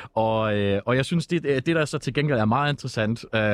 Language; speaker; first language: Danish; native; Danish